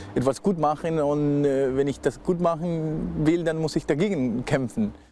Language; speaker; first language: German; non-native, fluent; Spanish